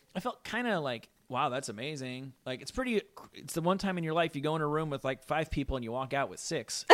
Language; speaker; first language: English; native; English